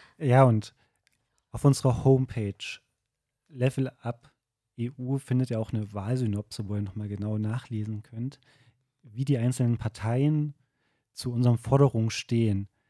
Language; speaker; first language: German; native; German